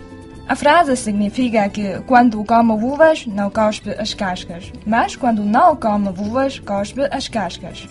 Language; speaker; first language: Portuguese; non-native, fluent; Chinese